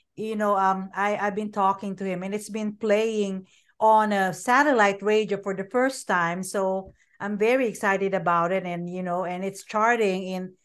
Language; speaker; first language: English; non-native, local second language; Filipino